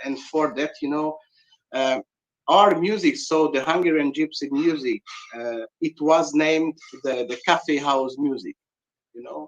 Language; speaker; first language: English; non-native, learner; Hungarian